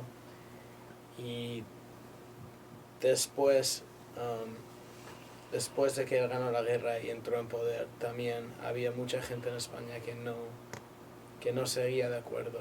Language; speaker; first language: Spanish; native; Spanish